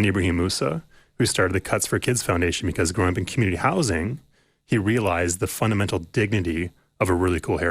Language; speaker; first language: English; native; English